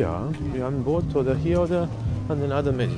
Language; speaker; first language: German; non-native, fluent; Serbian